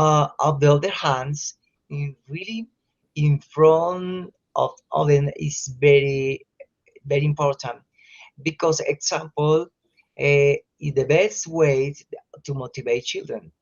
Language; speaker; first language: English; non-native, learner; Spanish